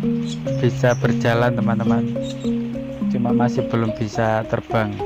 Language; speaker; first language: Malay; non-native, local second language; Javanese